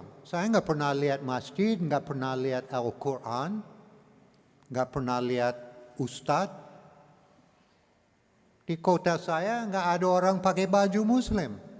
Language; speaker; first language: Indonesian; non-native, learner; English